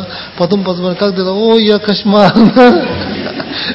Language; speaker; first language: Russian; non-native, learner; Tibetan